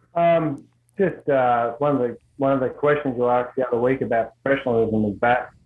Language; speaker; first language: English; native; English